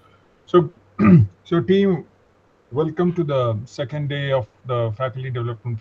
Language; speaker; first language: English; non-native, local second language; Tamil